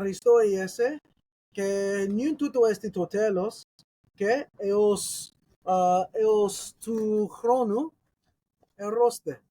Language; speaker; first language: Greek; non-native, learner; English